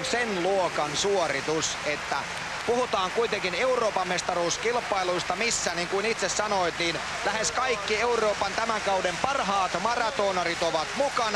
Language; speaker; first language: Finnish; native; Finnish